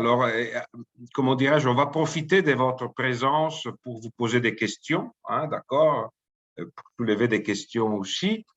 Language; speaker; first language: French; native; French